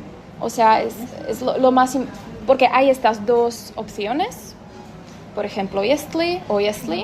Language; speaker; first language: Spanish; non-native, fluent; Czech